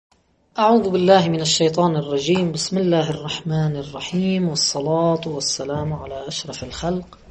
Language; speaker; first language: Arabic; native; Arabic